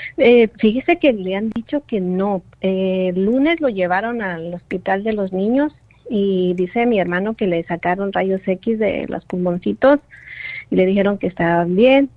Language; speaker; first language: Spanish; native; Spanish